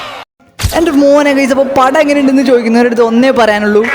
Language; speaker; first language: Malayalam; native; Malayalam